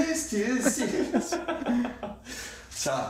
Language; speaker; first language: Korean; native; Korean